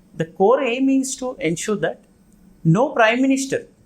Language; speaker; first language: English; non-native, local second language; Telugu